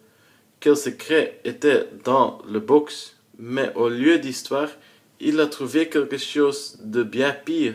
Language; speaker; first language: French; non-native, learner; Dutch